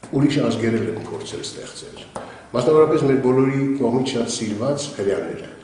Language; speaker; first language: Armenian; native; Armenian